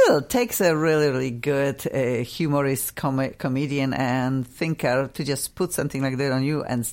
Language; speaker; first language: English; non-native, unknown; Russian